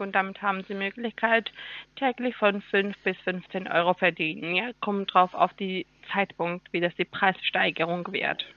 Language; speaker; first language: German; non-native, learner; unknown